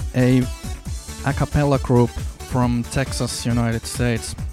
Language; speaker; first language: English; non-native, fluent; Finnish